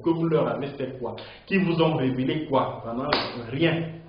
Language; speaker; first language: French; native; French